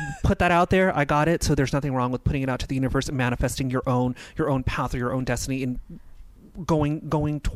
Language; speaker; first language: English; native; English